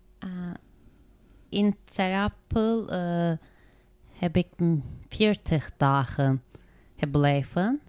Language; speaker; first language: Dutch; non-native, learner; Turkish